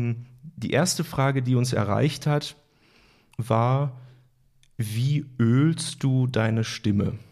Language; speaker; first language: German; native; German